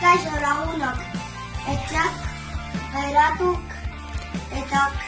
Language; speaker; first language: Basque; non-native, local second language; Spanish